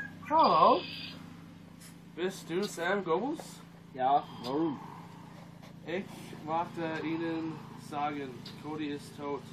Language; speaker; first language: German; non-native, learner; English